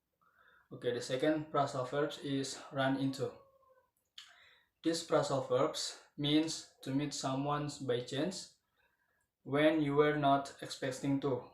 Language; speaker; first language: English; non-native, learner; Indonesian